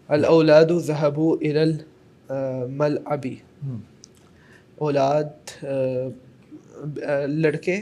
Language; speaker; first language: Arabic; non-native, learner; Urdu